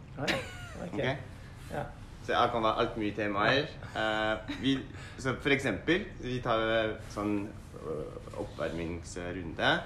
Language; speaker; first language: Norwegian; non-native, fluent; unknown